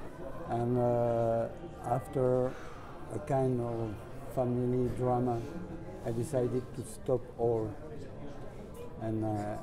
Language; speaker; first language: English; non-native, learner; French